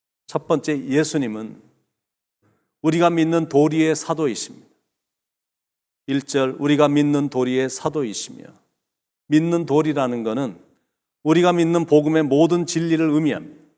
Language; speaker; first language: Korean; native; Korean